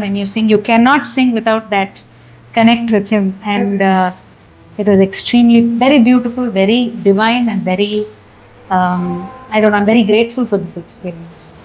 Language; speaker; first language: English; non-native, local second language; Tamil